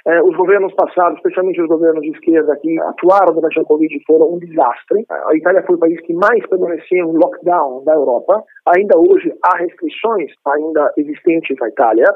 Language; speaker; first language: Portuguese; non-native, fluent; Italian